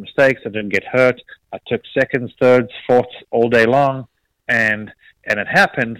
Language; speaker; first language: English; native; English